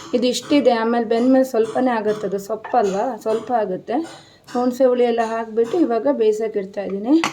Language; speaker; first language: Kannada; non-native, local second language; Konkani